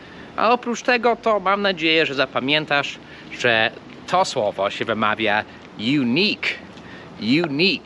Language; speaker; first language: Polish; non-native, fluent; English